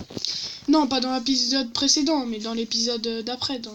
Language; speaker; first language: French; native; French